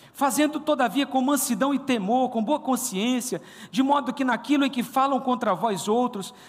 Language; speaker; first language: Portuguese; native; Portuguese